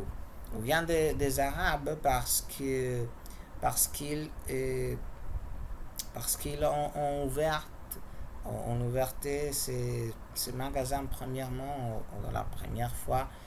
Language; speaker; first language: French; non-native, learner; Spanish